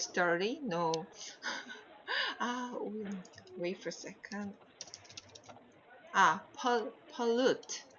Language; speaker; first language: English; non-native, fluent; Korean